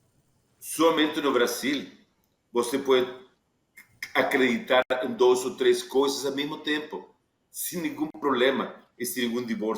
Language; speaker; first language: Portuguese; non-native, fluent; Spanish